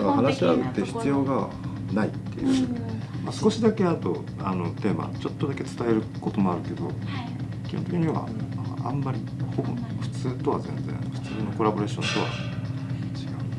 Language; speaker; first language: Japanese; native; Japanese